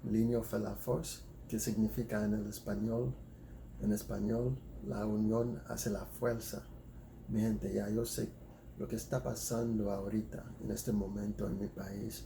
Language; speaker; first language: Spanish; non-native, fluent; Haitian Creole